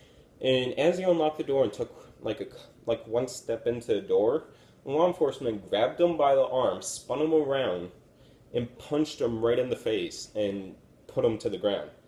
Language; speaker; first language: English; native; English